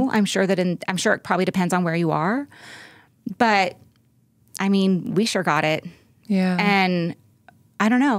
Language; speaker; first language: English; native; English